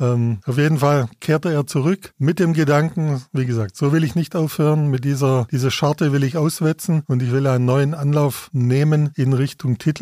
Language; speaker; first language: German; native; German